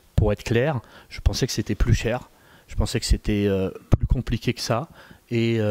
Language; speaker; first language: French; native; French